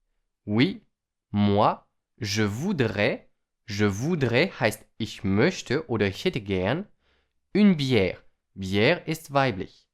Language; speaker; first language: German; non-native, fluent; French